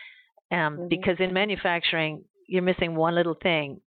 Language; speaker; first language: English; native; English